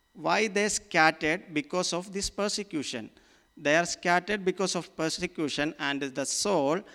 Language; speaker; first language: English; non-native, local second language; Malayalam